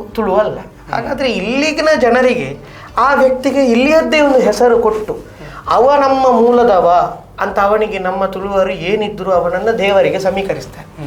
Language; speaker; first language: Kannada; non-native, local second language; Tulu